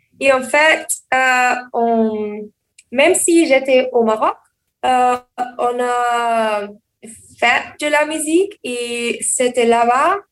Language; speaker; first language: French; non-native, learner; German